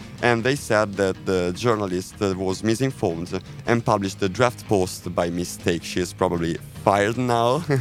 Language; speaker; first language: English; non-native, fluent; Italian